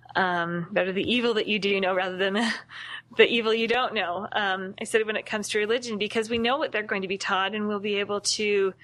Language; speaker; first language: English; native; English